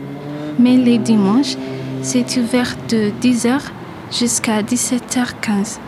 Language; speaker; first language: French; non-native, learner; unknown